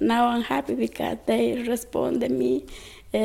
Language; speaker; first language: English; non-native, learner; Spanish